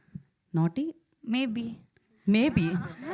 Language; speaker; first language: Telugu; native; Telugu